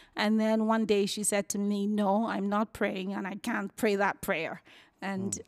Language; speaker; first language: English; non-native, local second language; Yoruba